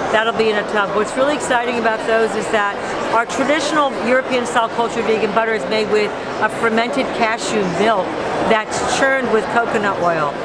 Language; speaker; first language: English; non-native, fluent; French